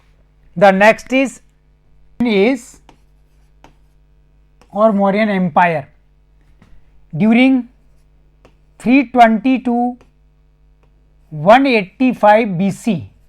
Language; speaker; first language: English; non-native, local second language; Hindi